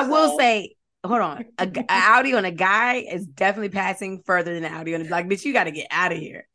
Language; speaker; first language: English; native; English